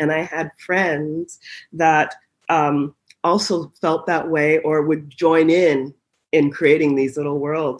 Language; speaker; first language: English; native; English